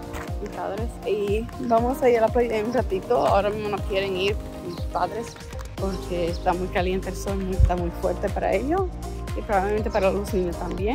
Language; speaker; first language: Spanish; early bilingual, heritage; English